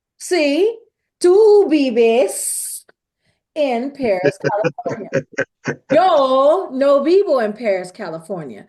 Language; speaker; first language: Spanish; non-native, fluent; English